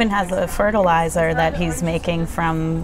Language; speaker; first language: English; native; English